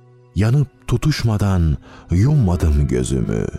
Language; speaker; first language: Turkish; native; Turkish